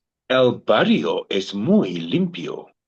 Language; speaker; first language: Spanish; non-native, learner; English